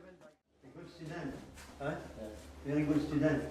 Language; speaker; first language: English; non-native, learner; French